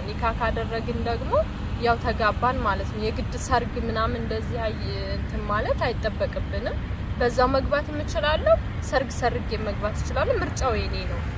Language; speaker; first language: Amharic; native; Amharic